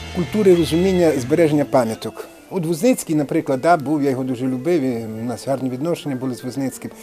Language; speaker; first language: Ukrainian; native; Ukrainian